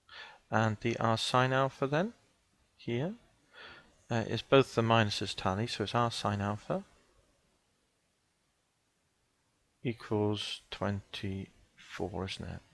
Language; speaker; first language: English; native; English